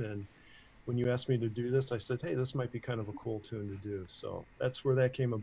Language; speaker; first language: English; native; English